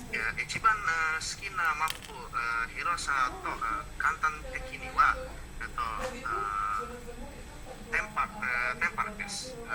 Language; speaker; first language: Japanese; non-native, learner; Indonesian